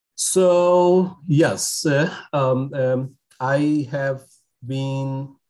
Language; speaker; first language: English; non-native, local second language; Urdu